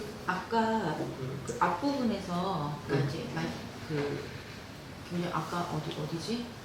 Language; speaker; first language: Korean; native; Korean